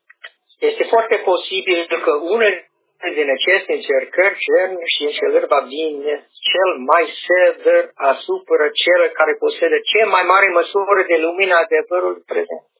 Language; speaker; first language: Romanian; non-native, learner; English